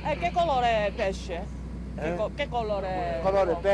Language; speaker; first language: Italian; non-native, learner; Korean